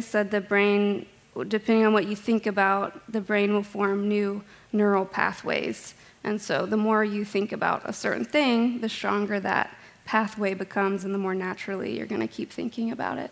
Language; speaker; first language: English; native; English